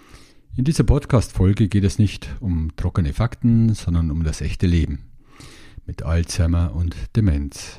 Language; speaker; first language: German; native; German